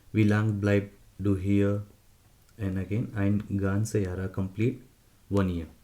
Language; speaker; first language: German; non-native, learner; Hindi